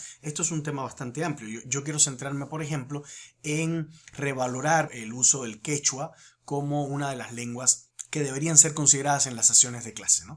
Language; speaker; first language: Spanish; native; Spanish